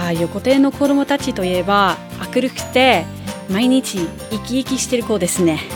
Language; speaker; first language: Japanese; non-native, fluent; English